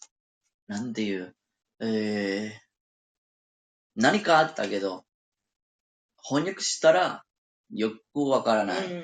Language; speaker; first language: Japanese; non-native, learner; Spanish